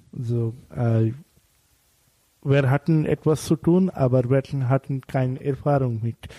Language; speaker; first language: German; non-native, learner; Bangla